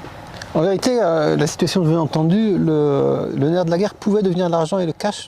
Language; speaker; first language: French; native; French